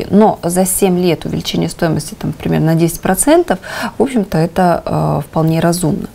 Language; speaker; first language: Russian; native; Russian